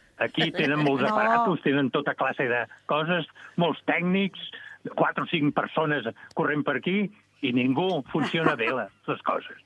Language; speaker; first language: Catalan; native; Catalan